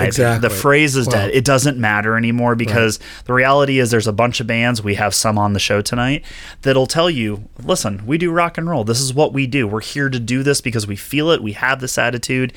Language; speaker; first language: English; native; English